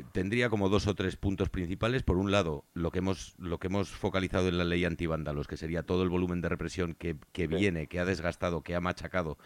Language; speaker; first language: Spanish; native; Spanish